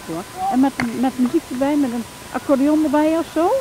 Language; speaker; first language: Dutch; native; Dutch